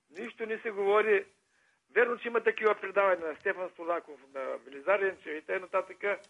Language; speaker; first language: Bulgarian; native; Bulgarian